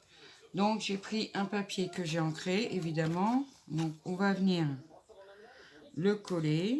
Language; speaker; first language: French; native; French